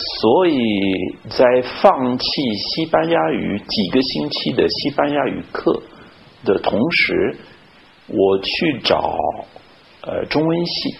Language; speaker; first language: Chinese; non-native, fluent; French